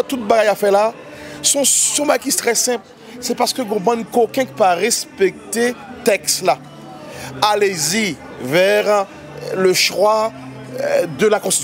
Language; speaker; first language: French; non-native, local second language; Haitian Creole